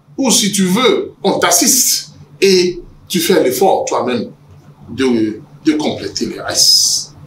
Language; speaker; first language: French; non-native, local second language; Yoruba